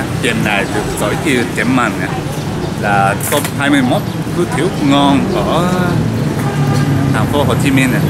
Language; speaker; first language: Vietnamese; non-native, learner; Japanese